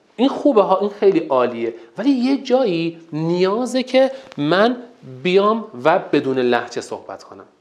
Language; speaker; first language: Persian; non-native, local second language; Azerbaijani